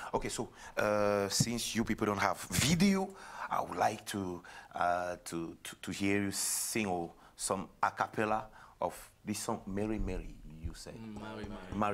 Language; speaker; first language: English; non-native, local second language; French